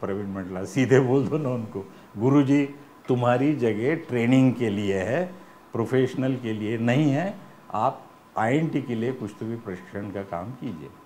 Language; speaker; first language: Hindi; non-native, local second language; Marathi